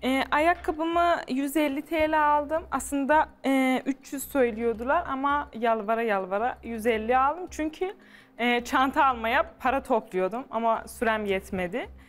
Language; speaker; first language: Turkish; non-native, fluent; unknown